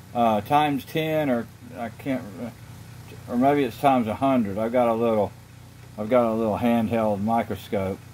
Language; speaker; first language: English; native; English